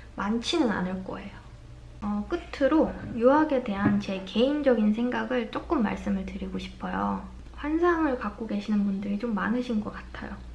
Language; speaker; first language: Korean; native; Korean